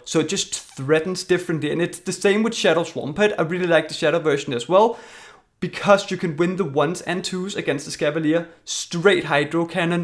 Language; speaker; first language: English; native; English